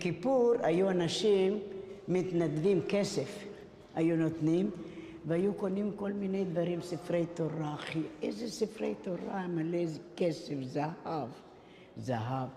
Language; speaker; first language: Hebrew; non-native, fluent; Spanish